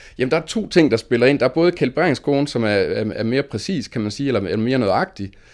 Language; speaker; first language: Danish; native; Danish